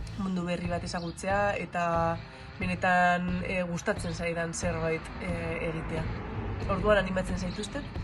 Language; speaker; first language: Basque; non-native, local second language; Spanish